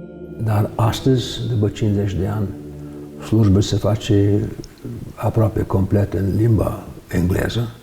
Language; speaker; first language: Romanian; early bilingual, heritage; English